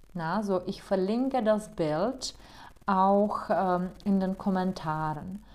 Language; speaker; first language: German; non-native, fluent; Czech